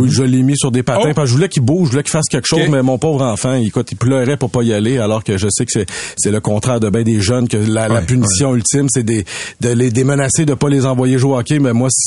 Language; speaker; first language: French; native; French